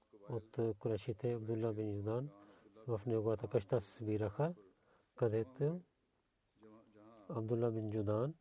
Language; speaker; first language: Bulgarian; non-native, learner; Urdu